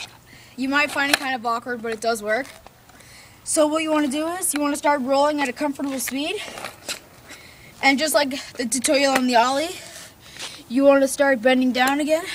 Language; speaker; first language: English; native; English